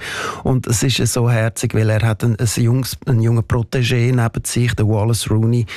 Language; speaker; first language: German; native; German